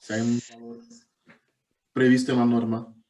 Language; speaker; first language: Spanish; non-native, learner; Portuguese